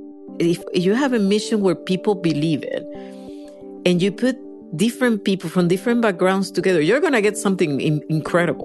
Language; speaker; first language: English; non-native, fluent; Spanish